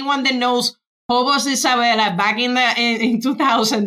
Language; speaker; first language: English; non-native, fluent; Spanish